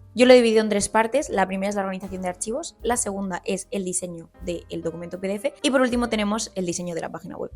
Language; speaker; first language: Spanish; native; Spanish